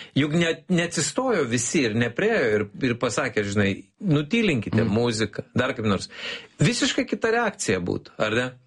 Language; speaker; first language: Lithuanian; native; Lithuanian